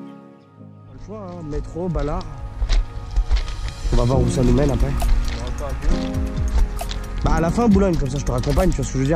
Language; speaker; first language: French; native; French